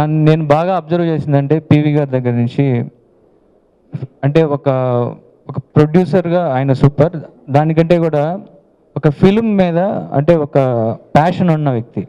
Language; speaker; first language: Telugu; native; Telugu